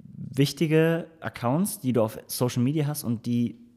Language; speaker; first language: German; early bilingual, other home language; Turkish